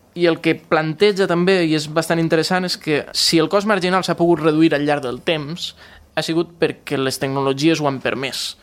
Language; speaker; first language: Catalan; native; Catalan